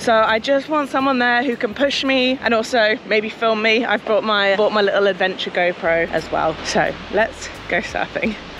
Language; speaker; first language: English; native; English